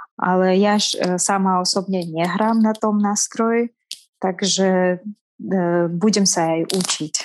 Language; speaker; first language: Slovak; non-native, fluent; Kazakh